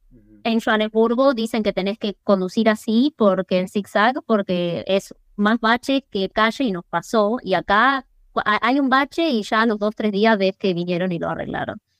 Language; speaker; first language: Spanish; early bilingual, other home language; English